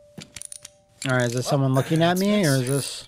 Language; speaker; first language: English; native; English